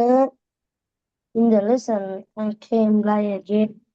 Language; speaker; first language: English; non-native, learner; Vietnamese